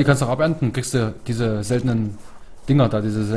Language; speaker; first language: German; native; German